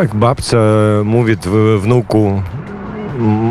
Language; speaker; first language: Polish; non-native, learner; Ukrainian